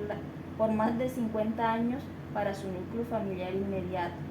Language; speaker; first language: Spanish; native; Spanish